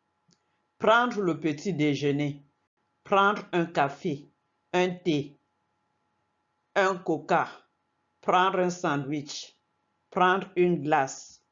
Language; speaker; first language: French; non-native, fluent; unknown